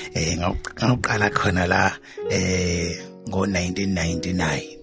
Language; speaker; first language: Zulu; native; Zulu